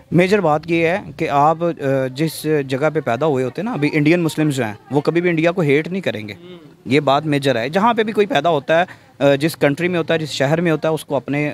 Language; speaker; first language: Urdu; native; Urdu